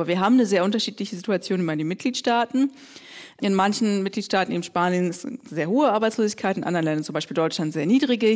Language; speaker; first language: German; native; German